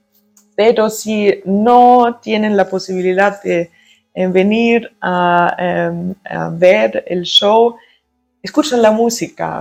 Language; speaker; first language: Spanish; early bilingual, heritage; German